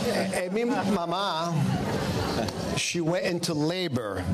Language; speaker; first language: English; native; English